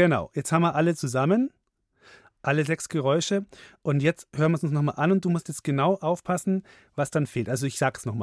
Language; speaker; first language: German; native; German